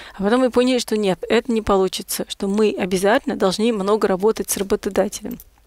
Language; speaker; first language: Russian; non-native, fluent; English